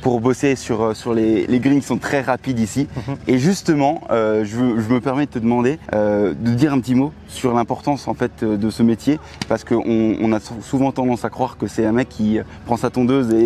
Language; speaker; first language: French; native; French